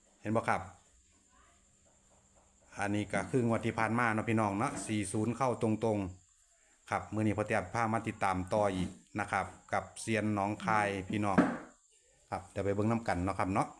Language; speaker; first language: Thai; non-native, local second language; Northeastern Thai